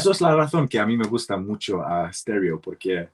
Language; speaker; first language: Spanish; non-native, learner; English